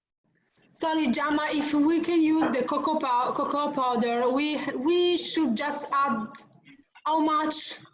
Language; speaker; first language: English; non-native, learner; Italian